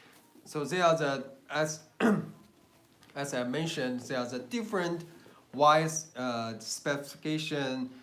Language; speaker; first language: English; non-native, learner; Chinese